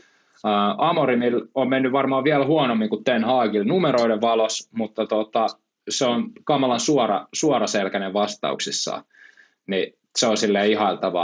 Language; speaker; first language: Finnish; native; Finnish